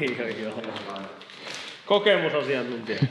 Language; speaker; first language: Finnish; native; Finnish